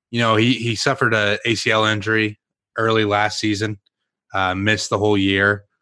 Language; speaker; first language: English; native; English